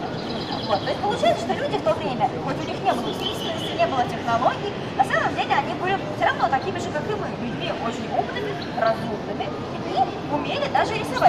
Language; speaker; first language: Russian; native; Russian